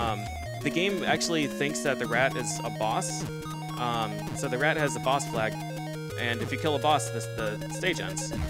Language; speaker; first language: English; native; English